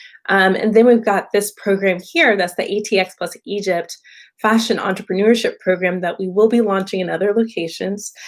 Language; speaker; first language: English; native; English